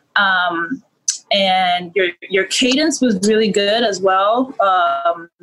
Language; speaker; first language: English; native; English